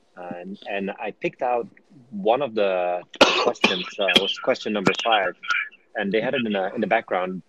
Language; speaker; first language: English; non-native, fluent; Dutch